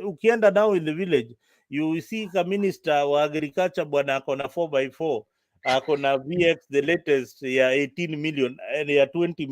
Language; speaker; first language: Swahili; non-native, local second language; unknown